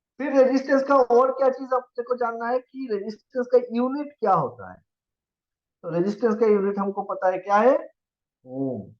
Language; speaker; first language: Hindi; non-native, local second language; Assamese